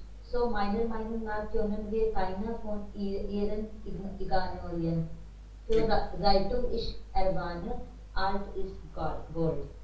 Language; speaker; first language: German; non-native, learner; Hindi